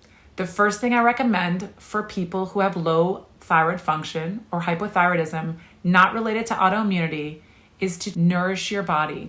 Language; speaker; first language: English; native; English